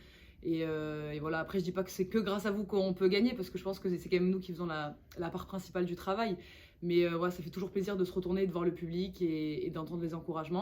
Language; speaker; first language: French; native; French